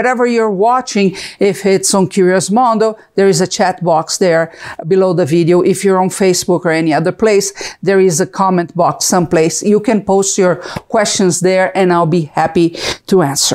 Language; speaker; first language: English; non-native, fluent; Portuguese